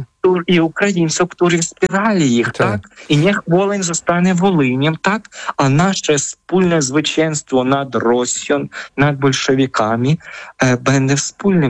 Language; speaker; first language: Polish; non-native, fluent; Ukrainian